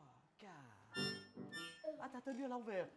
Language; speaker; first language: French; native; French